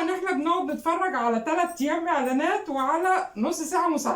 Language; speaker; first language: Arabic; native; Arabic